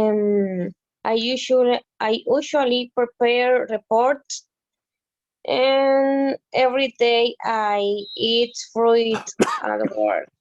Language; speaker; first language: English; non-native, learner; Spanish